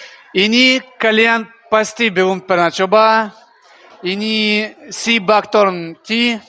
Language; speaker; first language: Indonesian; non-native, learner; Russian